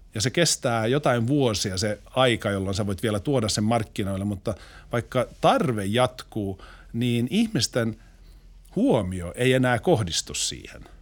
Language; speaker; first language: Finnish; non-native, local second language; Swedish